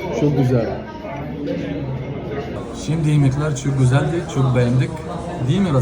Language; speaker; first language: Turkish; non-native, learner; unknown